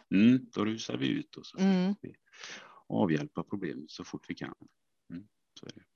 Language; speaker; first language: Swedish; native; Swedish